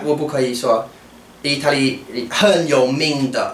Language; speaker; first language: Chinese; non-native, learner; English